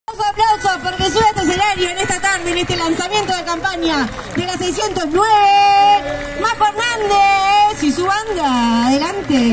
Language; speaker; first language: Spanish; native; Spanish